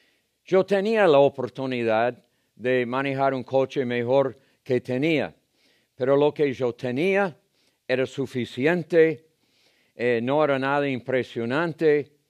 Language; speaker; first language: Spanish; non-native, fluent; English